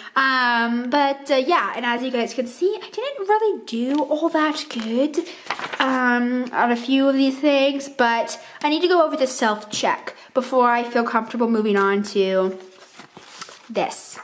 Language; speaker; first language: English; native; English